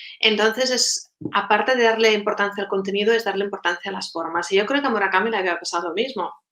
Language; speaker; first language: Spanish; non-native, fluent; Russian